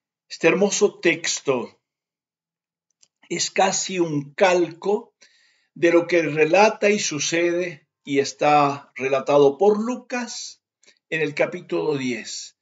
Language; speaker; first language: Spanish; native; Spanish